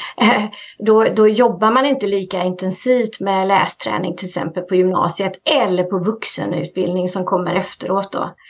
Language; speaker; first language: Swedish; native; Swedish